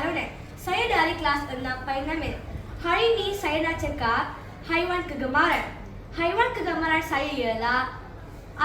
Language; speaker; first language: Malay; non-native, local second language; Tamil